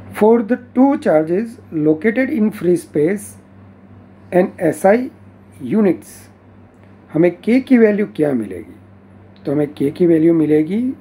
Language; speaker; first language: Hindi; non-native, local second language; Gujarati